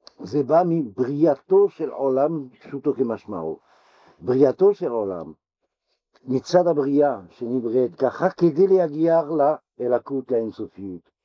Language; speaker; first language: Hebrew; non-native, fluent; French